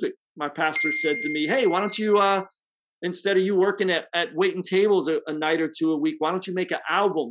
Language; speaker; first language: English; native; English